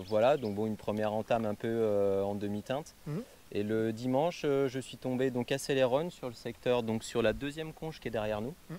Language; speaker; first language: French; native; French